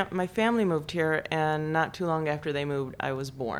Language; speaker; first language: English; early bilingual, other home language; Polish